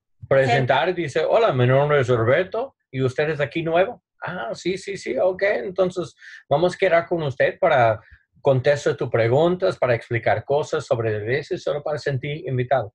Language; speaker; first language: Spanish; non-native, learner; English